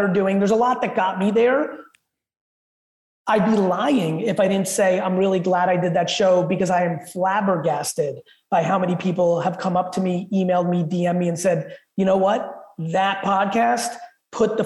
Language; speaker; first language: English; early bilingual, other home language; Russian